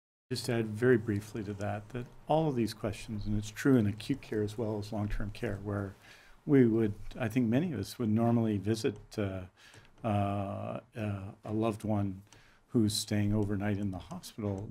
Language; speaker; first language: English; native; English